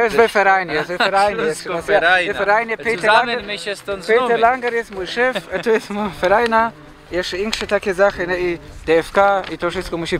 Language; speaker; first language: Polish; early bilingual, heritage; German